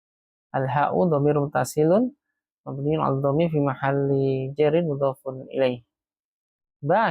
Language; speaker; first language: Arabic; non-native, fluent; Indonesian